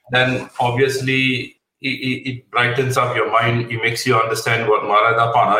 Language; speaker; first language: English; non-native, local second language; Punjabi